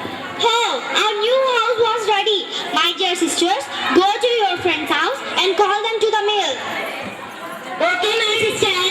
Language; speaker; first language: English; non-native, learner; Telugu